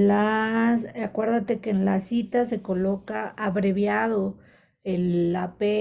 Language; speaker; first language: Spanish; native; Spanish